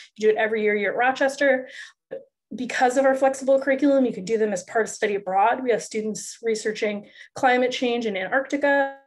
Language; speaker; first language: English; native; English